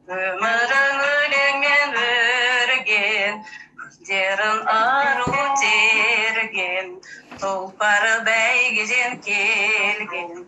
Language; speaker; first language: Kazakh; non-native, local second language; Russian